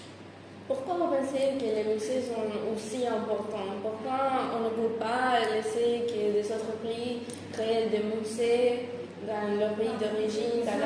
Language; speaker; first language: French; non-native, fluent; Spanish